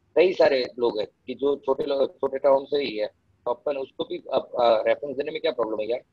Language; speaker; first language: Hindi; non-native, local second language; Gujarati